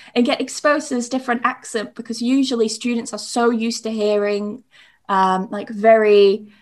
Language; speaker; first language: English; native; English